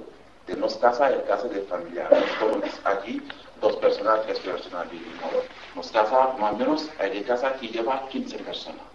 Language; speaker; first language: Spanish; non-native, learner; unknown